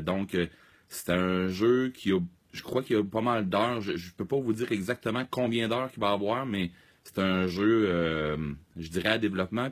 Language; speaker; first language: French; native; French